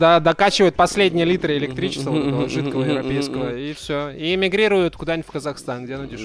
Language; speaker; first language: Russian; native; Russian